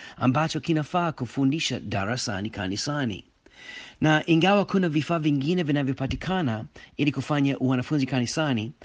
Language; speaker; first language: Swahili; non-native, fluent; English